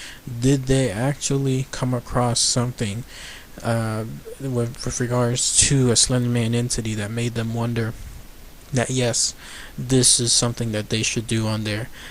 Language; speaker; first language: English; native; English